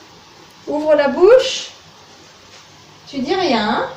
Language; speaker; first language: French; native; French